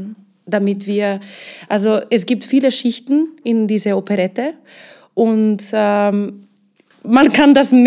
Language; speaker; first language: German; non-native, fluent; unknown